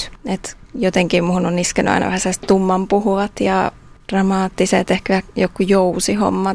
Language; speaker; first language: Finnish; native; Finnish